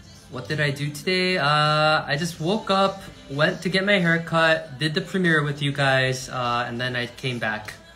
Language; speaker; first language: English; early bilingual, other home language; Korean